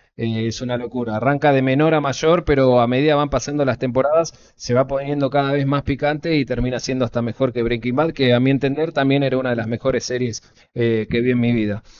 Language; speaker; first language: Spanish; native; Spanish